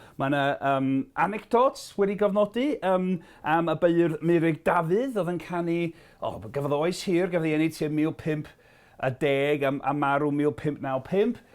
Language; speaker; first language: Welsh; non-native, fluent; English